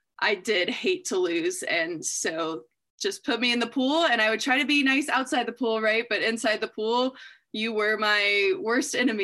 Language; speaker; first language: English; native; English